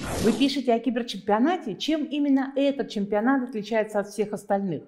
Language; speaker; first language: Russian; native; Russian